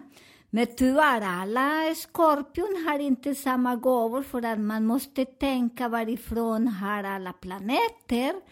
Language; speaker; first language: Swedish; non-native, learner; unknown